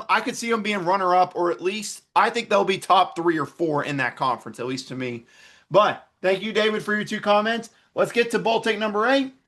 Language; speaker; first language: English; native; English